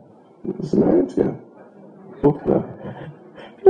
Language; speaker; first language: Russian; non-native, learner; English